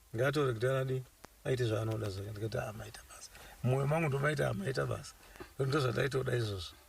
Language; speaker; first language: Shona; non-native, local second language; Nyanja